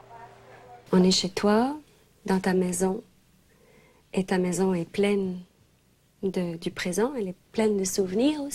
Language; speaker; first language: French; native; French